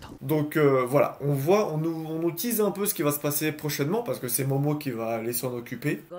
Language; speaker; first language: French; native; French